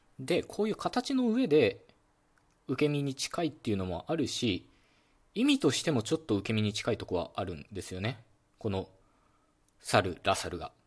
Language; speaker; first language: Japanese; native; Japanese